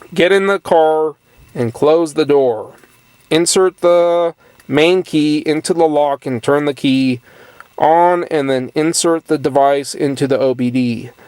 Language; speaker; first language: English; native; English